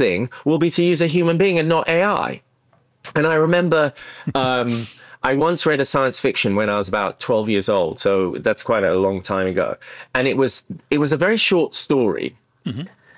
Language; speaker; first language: English; non-native, local second language; Akan